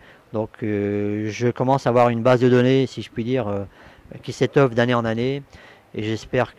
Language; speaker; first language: French; native; French